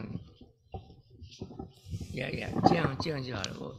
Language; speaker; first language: Chinese; early bilingual, heritage; Chinese